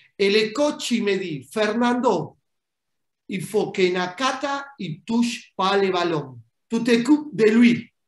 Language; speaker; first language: French; non-native, fluent; Spanish